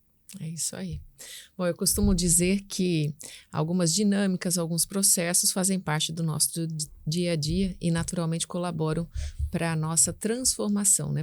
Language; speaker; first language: Portuguese; native; Portuguese